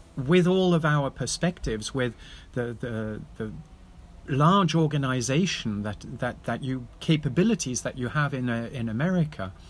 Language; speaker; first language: English; native; English